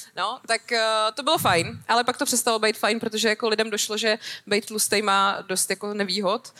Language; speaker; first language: Czech; native; Czech